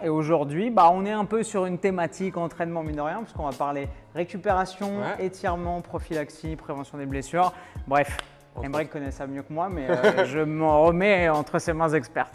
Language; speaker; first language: French; native; French